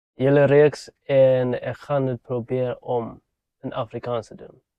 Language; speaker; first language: Afrikaans; non-native, local second language; English